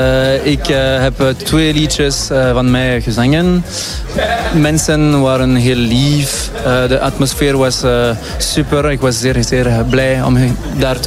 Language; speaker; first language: Dutch; non-native, local second language; French